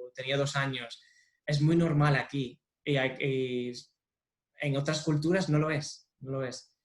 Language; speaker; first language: Spanish; non-native, fluent; English